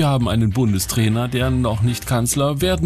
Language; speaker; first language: German; native; German